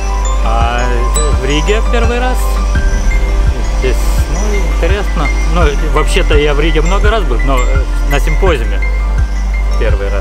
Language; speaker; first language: Russian; non-native, fluent; Lithuanian